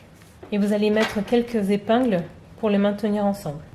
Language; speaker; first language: French; native; French